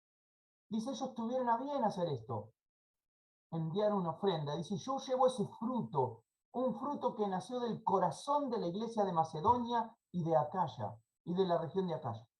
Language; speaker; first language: Spanish; native; Spanish